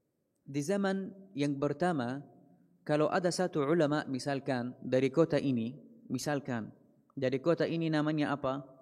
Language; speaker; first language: Indonesian; non-native, fluent; Arabic